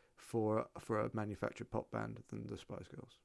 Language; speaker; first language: English; native; English